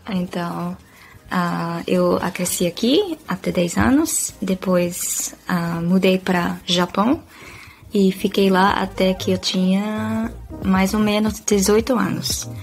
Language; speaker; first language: Portuguese; non-native, fluent; Dutch